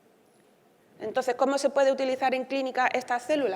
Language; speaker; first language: Spanish; native; Spanish